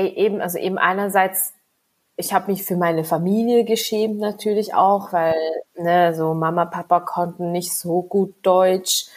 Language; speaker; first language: German; early bilingual, other home language; Vietnamese